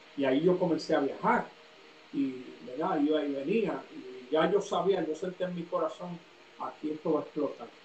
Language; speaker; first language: Spanish; early bilingual, heritage; Spanish